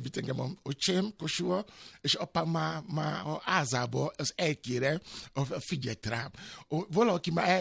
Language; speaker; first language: Hungarian; non-native, learner; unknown